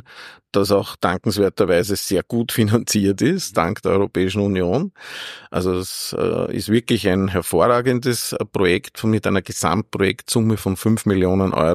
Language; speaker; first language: German; native; German